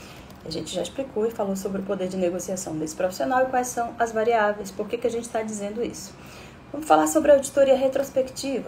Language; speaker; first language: Portuguese; native; Portuguese